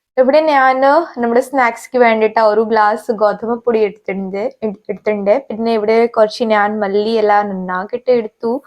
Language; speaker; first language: Malayalam; non-native, local second language; Hindi